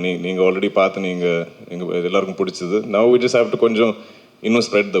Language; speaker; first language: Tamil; non-native, local second language; Malayalam